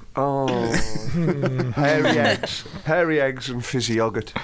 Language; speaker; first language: English; native; English